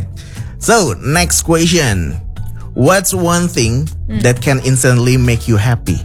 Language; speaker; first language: English; non-native, fluent; Indonesian